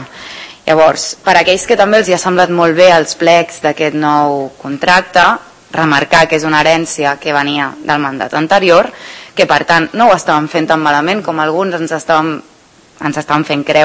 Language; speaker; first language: Catalan; native; Catalan